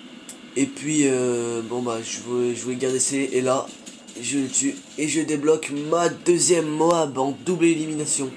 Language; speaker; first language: French; native; French